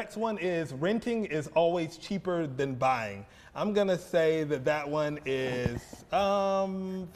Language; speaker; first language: English; native; English